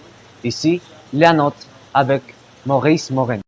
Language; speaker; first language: French; non-native, learner; Spanish